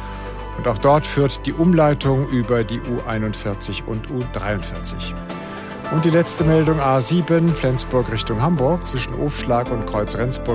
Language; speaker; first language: German; native; German